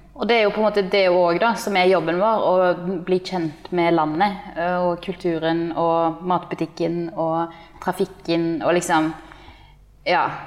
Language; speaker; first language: Norwegian; native; Norwegian